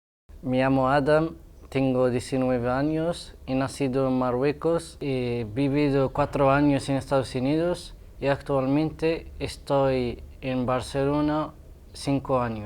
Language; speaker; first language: Spanish; non-native, fluent; Arabic